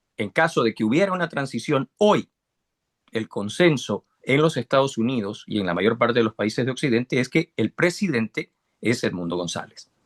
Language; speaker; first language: Spanish; native; Spanish